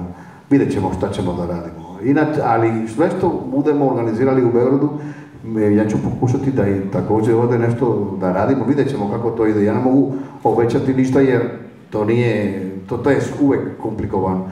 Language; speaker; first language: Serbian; non-native, fluent; Spanish